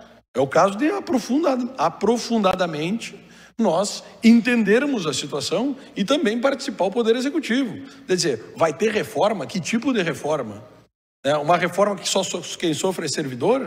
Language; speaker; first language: Portuguese; native; Portuguese